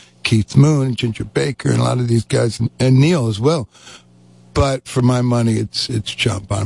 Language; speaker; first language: English; native; English